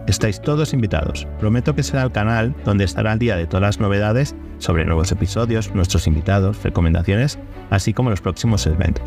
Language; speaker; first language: Spanish; native; Spanish